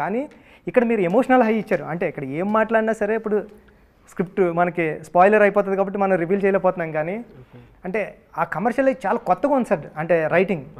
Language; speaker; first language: Telugu; native; Telugu